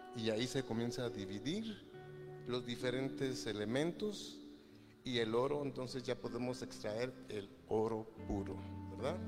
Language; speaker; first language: Spanish; native; Spanish